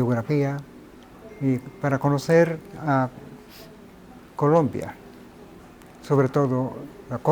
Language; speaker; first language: Spanish; non-native, fluent; Japanese